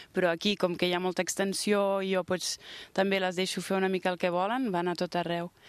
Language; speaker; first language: Catalan; early bilingual, other home language; French